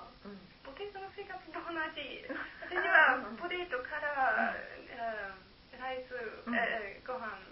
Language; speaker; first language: Japanese; non-native, learner; German